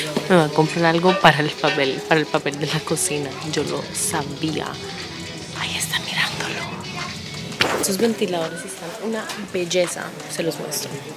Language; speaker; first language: Spanish; early bilingual, heritage; Spanish